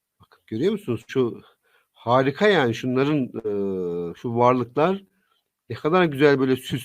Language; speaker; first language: Turkish; native; Turkish